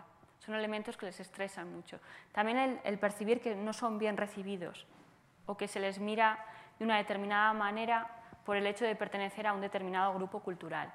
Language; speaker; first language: Spanish; native; Spanish